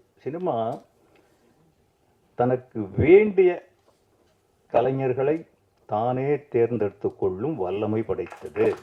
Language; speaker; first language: Tamil; native; Tamil